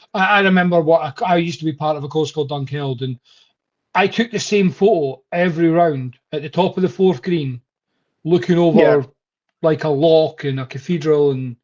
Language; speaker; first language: English; native; English